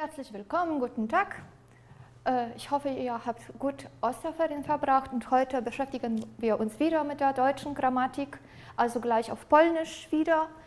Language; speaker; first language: German; non-native, fluent; Polish